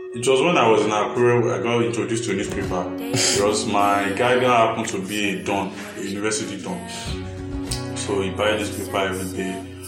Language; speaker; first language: English; non-native, local second language; Yoruba